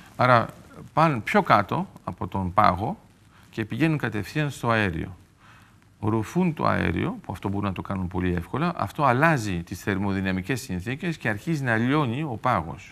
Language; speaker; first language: Greek; early bilingual, heritage; Greek